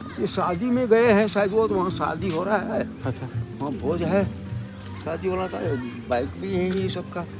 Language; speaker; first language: Hindi; non-native, local second language; Malayalam